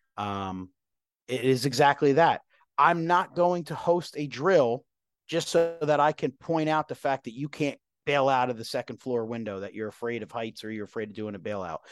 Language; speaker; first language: English; native; English